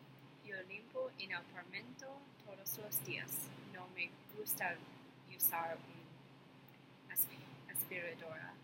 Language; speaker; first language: Spanish; non-native, learner; English